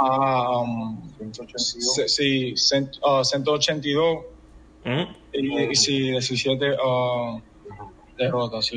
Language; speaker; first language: Spanish; early bilingual, heritage; English